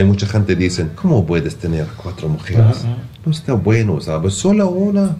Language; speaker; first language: Spanish; non-native, learner; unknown